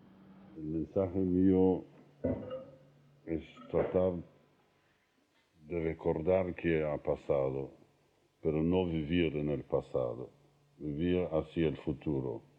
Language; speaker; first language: Spanish; non-native, fluent; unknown